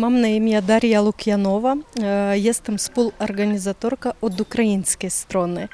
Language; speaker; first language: Polish; non-native, learner; Ukrainian